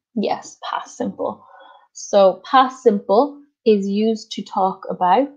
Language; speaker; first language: English; native; English